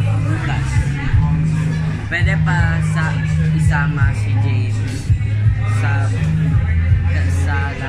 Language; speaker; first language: Filipino; non-native, learner; English